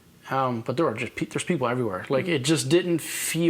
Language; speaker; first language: English; native; English